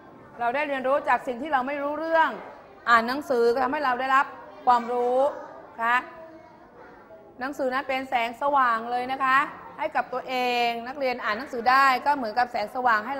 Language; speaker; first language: Thai; native; Thai